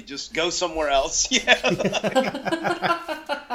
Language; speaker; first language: English; native; English